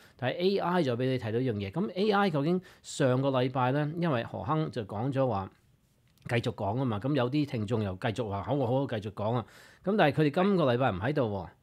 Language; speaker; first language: Cantonese; early bilingual, heritage; Cantonese